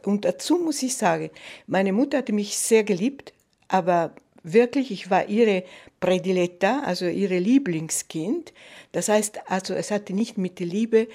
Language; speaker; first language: German; non-native, fluent; Italian